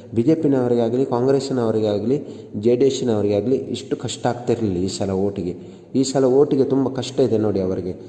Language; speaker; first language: Kannada; native; Kannada